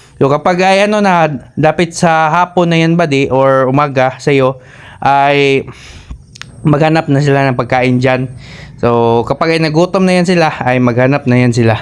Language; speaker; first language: Filipino; non-native, local second language; Cebuano